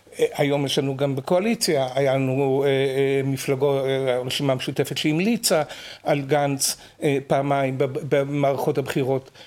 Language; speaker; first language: Hebrew; native; Hebrew